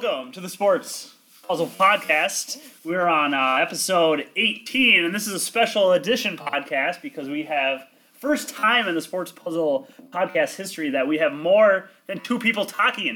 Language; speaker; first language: English; native; English